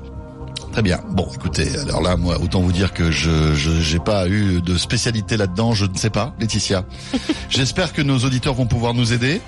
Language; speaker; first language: French; native; French